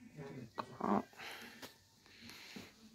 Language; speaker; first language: Italian; non-native, learner; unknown